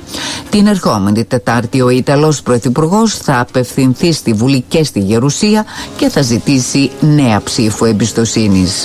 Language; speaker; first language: Greek; native; Greek